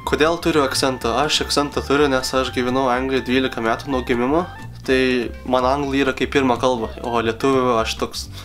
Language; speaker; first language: Lithuanian; early bilingual, heritage; Lithuanian